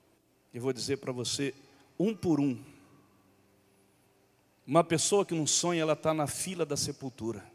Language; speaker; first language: Portuguese; native; Portuguese